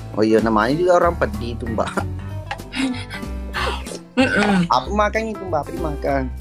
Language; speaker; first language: Indonesian; non-native, local second language; Buginese